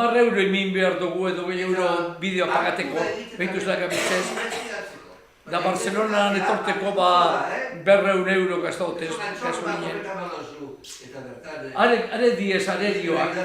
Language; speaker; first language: Basque; native; Basque